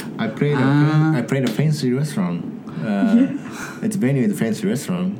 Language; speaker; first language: English; non-native, learner; Japanese